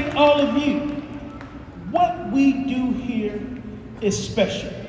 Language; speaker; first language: English; native; English